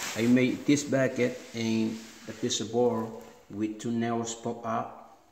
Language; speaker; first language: English; non-native, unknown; Spanish